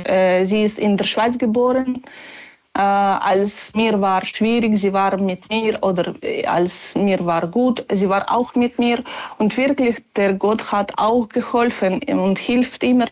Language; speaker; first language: German; non-native, learner; Ukrainian